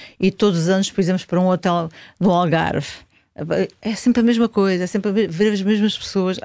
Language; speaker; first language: Portuguese; native; Portuguese